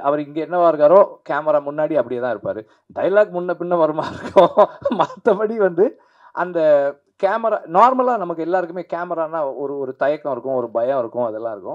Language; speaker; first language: Tamil; native; Tamil